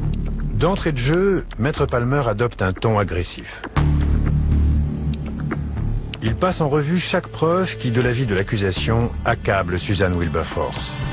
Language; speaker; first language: French; native; French